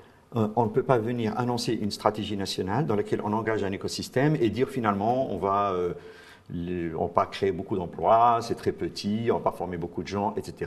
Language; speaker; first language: French; non-native, local second language; Arabic